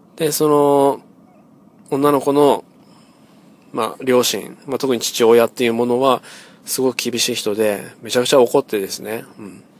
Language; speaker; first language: Japanese; native; Japanese